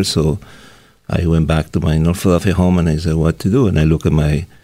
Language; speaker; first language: English; non-native, fluent; Spanish